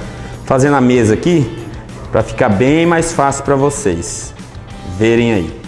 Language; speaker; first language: Portuguese; native; Portuguese